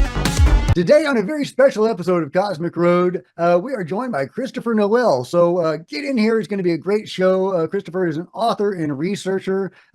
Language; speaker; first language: English; native; English